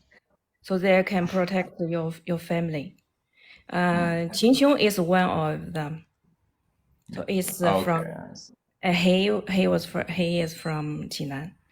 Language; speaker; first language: English; non-native, learner; Chinese